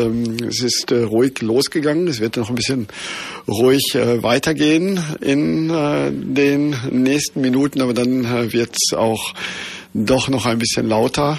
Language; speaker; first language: German; native; German